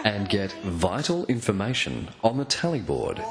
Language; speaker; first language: English; native; English